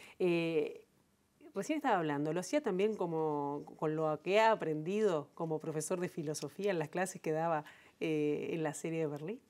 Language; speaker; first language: Spanish; native; Spanish